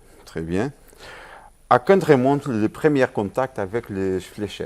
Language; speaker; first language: French; non-native, learner; Portuguese